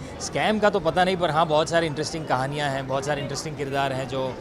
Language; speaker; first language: Hindi; native; Hindi